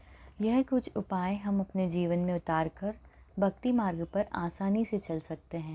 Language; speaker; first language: Hindi; native; Hindi